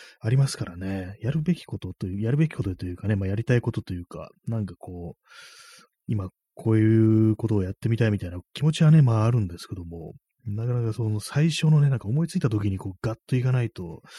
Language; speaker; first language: Japanese; native; Japanese